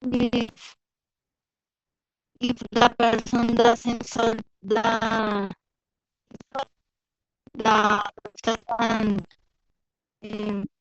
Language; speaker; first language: English; non-native, learner; Spanish